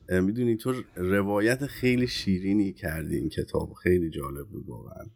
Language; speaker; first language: Persian; non-native, local second language; Azerbaijani